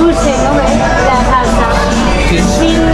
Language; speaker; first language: Spanish; non-native, learner; Filipino